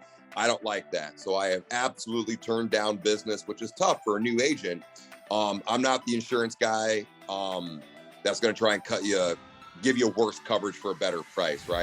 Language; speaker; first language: English; native; English